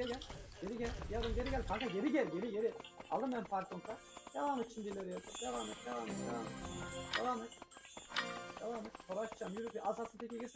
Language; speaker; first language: Turkish; native; Turkish